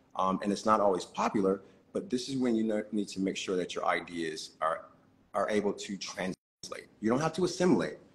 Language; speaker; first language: English; native; English